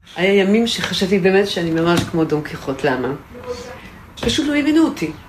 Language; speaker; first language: Hebrew; non-native, fluent; French